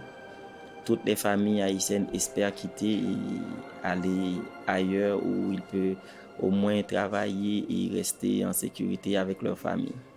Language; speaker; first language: French; non-native, local second language; Haitian Creole